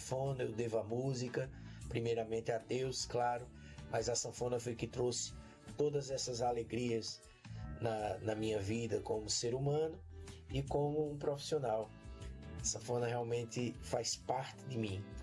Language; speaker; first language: Portuguese; native; Portuguese